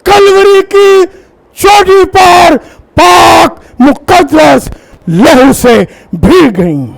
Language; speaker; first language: Urdu; non-native, local second language; Punjabi